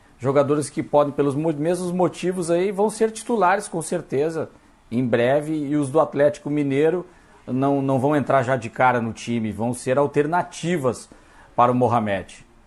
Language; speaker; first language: Portuguese; native; Portuguese